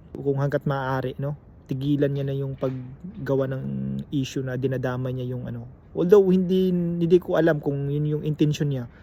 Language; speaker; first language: Filipino; native; Filipino